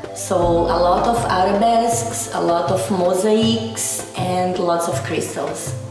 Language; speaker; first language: English; non-native, fluent; Portuguese